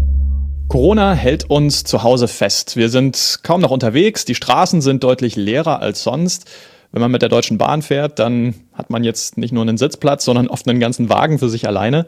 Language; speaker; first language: German; native; German